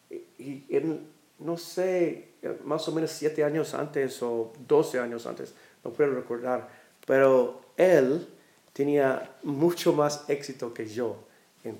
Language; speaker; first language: Spanish; non-native, fluent; English